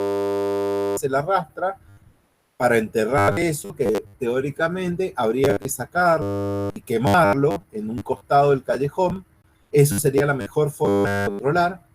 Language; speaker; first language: Spanish; native; Spanish